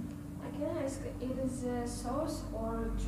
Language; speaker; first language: English; non-native, learner; Russian